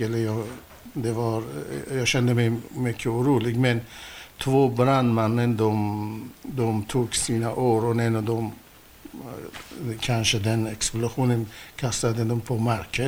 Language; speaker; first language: Swedish; non-native, fluent; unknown